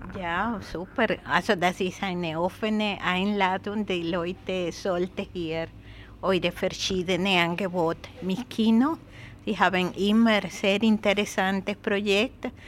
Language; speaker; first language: German; non-native, learner; Spanish